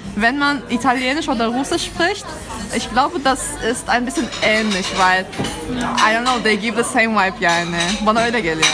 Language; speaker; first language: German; non-native, learner; Turkish